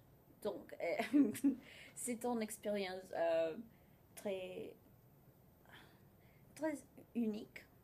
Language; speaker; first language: French; non-native, learner; Spanish